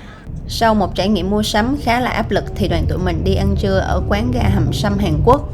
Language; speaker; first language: Vietnamese; native; Vietnamese